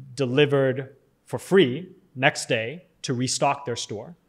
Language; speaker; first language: English; native; English